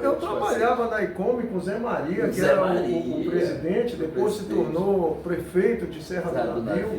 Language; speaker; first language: Portuguese; native; Portuguese